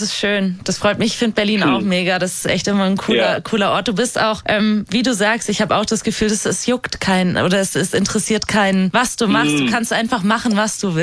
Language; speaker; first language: German; native; German